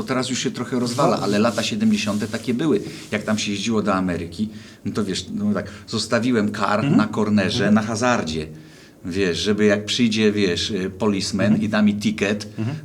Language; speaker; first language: Polish; native; Polish